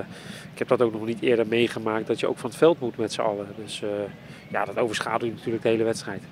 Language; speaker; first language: Dutch; native; Dutch